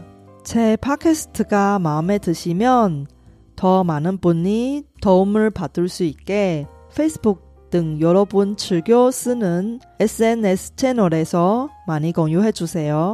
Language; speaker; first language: Korean; non-native, fluent; Chinese